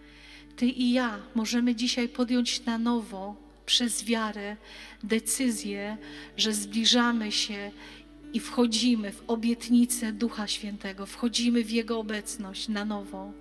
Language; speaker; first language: Polish; native; Polish